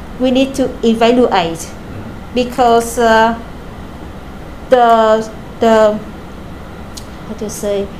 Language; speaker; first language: English; non-native, learner; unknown